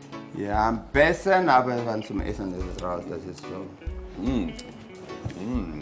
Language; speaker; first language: German; non-native, learner; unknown